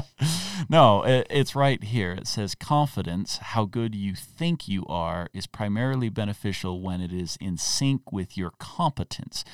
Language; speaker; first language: English; native; English